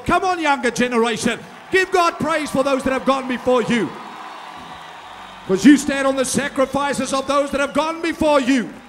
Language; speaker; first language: English; non-native, local second language; Afrikaans